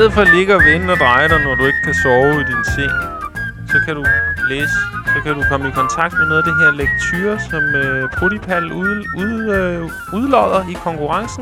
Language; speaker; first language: Danish; native; Danish